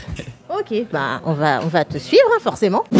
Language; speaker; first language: French; native; French